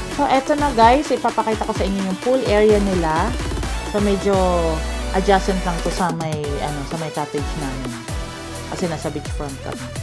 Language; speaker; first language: Filipino; non-native, local second language; Cebuano